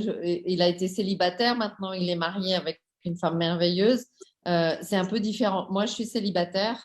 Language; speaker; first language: French; native; French